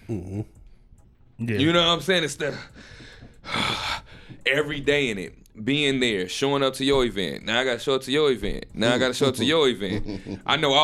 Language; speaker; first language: English; native; English